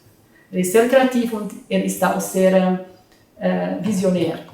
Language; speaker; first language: German; non-native, fluent; Italian